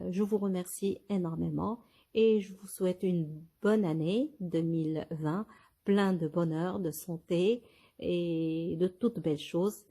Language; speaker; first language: French; non-native, local second language; Arabic